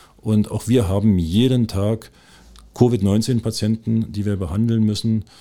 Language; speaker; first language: German; native; German